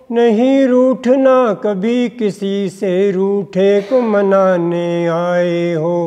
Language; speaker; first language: Hindi; native; Hindi